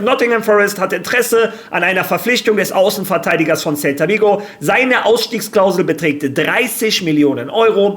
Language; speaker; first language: German; native; German